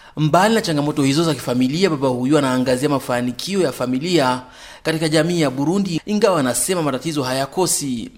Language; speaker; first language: Swahili; non-native, local second language; Rundi